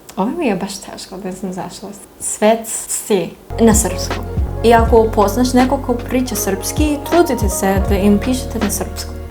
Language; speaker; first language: Serbian; non-native, learner; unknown